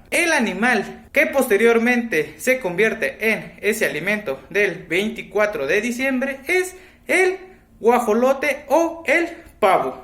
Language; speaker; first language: Spanish; native; Spanish